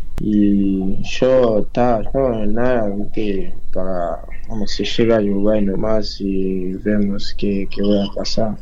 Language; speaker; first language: Spanish; non-native, learner; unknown